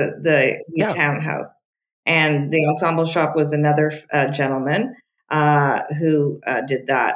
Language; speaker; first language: English; non-native, fluent; French